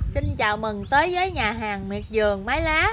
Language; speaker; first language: Vietnamese; native; Vietnamese